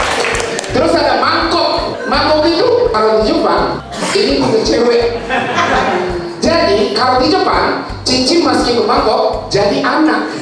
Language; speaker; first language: Indonesian; non-native, fluent; Japanese